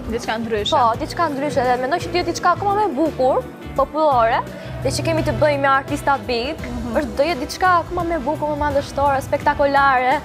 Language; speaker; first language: Albanian; native; Albanian